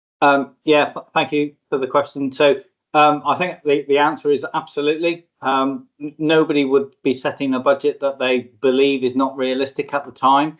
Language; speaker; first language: English; native; English